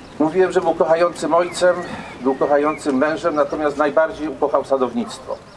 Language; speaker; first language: Polish; native; Polish